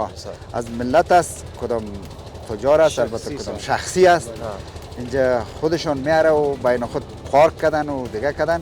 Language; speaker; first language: Persian; non-native, local second language; Pashto